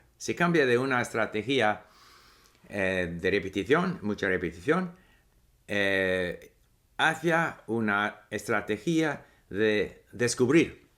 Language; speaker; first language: Spanish; non-native, fluent; English